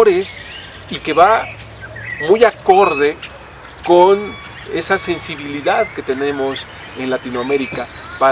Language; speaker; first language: Spanish; native; Spanish